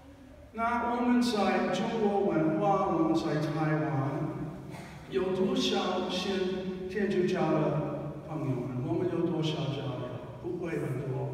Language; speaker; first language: Chinese; non-native, fluent; English